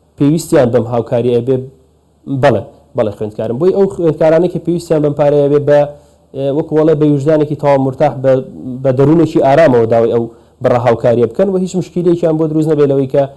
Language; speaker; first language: Central Kurdish; native; Central Kurdish